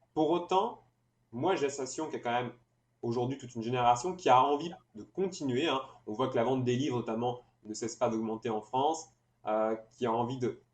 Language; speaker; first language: French; native; French